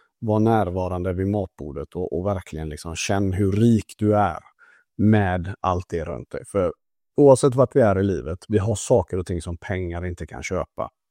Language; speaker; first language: Swedish; early bilingual, other home language; Italian